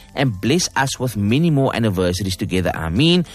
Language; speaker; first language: English; native; English